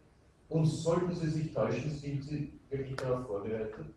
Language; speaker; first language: German; native; German